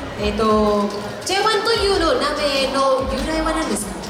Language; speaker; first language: Japanese; non-native, learner; Thai